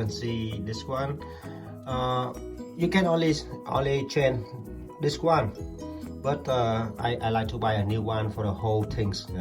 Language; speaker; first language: English; non-native, learner; Vietnamese